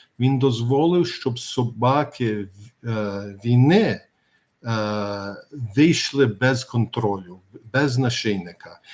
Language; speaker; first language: Ukrainian; early bilingual, heritage; Ukrainian